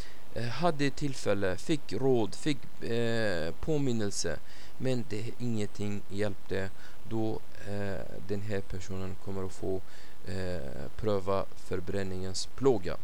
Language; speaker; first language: Swedish; non-native, fluent; Arabic